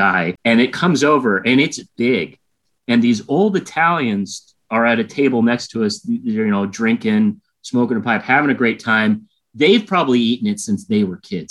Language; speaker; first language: English; native; English